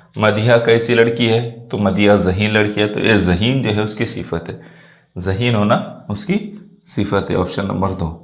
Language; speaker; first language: Urdu; native; Urdu